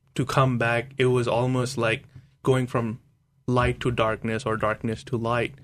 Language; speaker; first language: English; non-native, local second language; Hindi